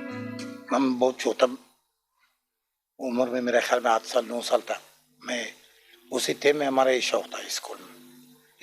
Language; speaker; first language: Hindi; non-native, learner; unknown